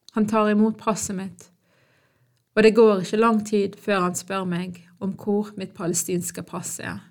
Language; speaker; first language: Norwegian; early bilingual, other home language; Arabic